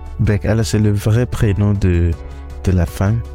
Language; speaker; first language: French; non-native, learner; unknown